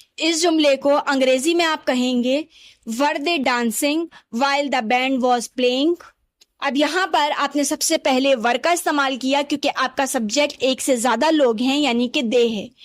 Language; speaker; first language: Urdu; native; Urdu